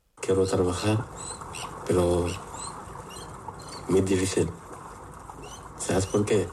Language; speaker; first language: Spanish; non-native, learner; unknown